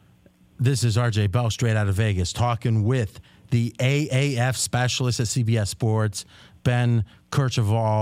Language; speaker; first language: English; native; English